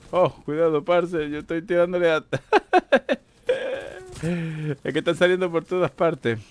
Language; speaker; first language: Spanish; native; Spanish